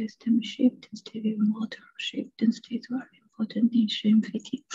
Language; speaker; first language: English; non-native, learner; Indonesian